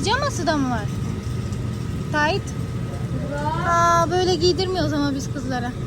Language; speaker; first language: Turkish; non-native, fluent; Urdu